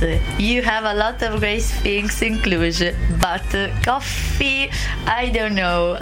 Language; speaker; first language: English; non-native, learner; Italian